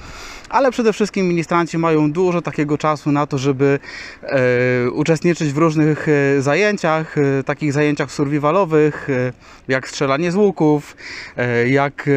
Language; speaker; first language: Polish; native; Polish